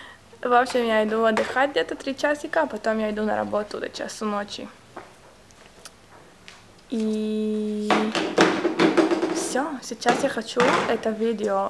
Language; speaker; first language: Russian; early bilingual, heritage; Russian